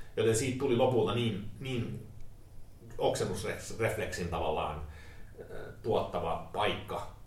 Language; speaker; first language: Finnish; early bilingual, heritage; Finnish